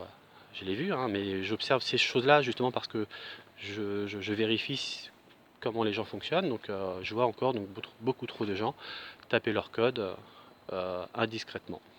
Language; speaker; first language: French; native; French